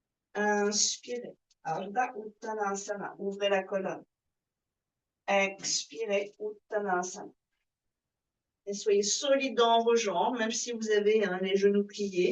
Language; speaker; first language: French; native; French